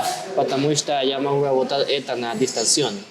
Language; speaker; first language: Russian; non-native, learner; Spanish